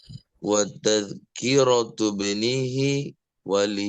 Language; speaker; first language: Arabic; non-native, learner; Indonesian